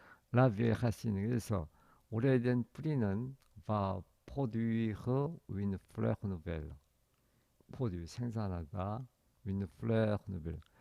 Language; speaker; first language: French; non-native, fluent; Korean